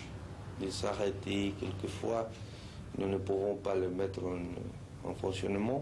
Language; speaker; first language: French; non-native, fluent; Spanish